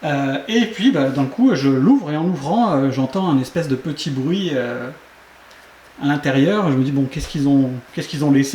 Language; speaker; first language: French; native; French